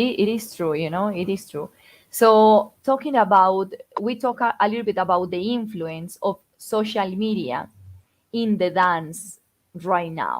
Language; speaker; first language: English; non-native, fluent; Spanish